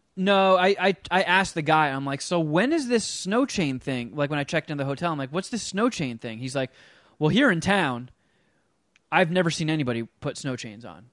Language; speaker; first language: English; native; English